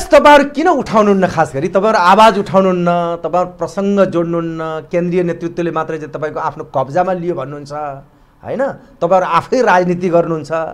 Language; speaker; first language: Nepali; native; Nepali